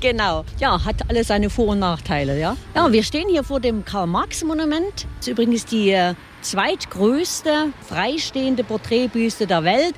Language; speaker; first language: German; native; German